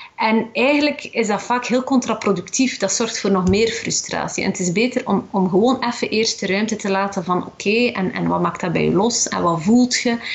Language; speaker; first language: Dutch; early bilingual, other home language; Arabic